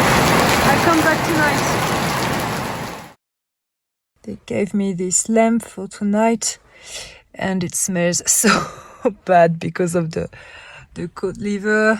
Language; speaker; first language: English; non-native, fluent; French